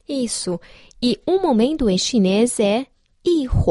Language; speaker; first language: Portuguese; non-native, fluent; Chinese